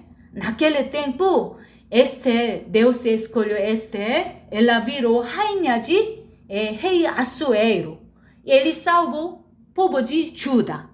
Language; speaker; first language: Portuguese; non-native, learner; Korean